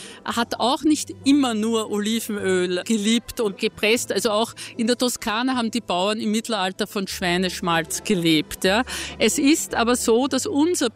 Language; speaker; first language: German; native; German